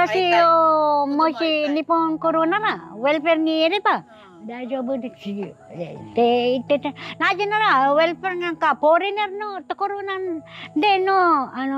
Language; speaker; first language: Japanese; non-native, learner; Filipino